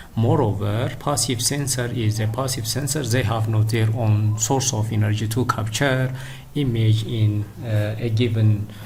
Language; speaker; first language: English; non-native, local second language; Amharic